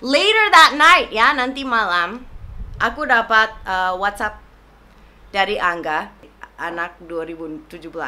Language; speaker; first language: Indonesian; non-native, fluent; English